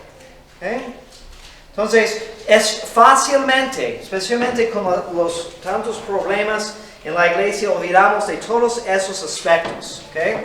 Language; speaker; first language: Spanish; non-native, fluent; English